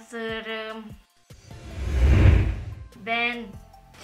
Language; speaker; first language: Turkish; non-native, learner; Thai